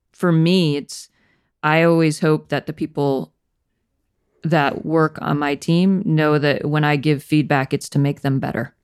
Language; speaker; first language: English; native; English